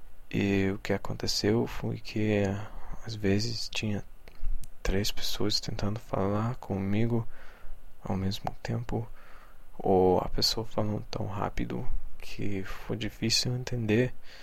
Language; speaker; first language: Portuguese; non-native, fluent; English